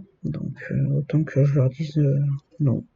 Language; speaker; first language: French; native; French